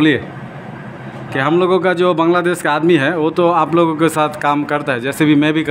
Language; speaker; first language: Hindi; non-native, learner; Bangla